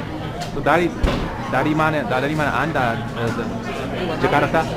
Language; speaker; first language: Indonesian; non-native, learner; English